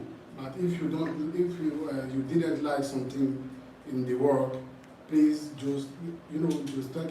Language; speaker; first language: English; non-native, fluent; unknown